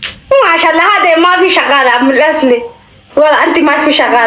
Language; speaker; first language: Arabic; native; Arabic